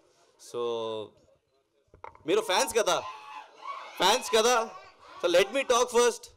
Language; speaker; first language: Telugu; non-native, local second language; Urdu